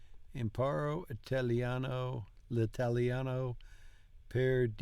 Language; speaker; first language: Italian; non-native, learner; English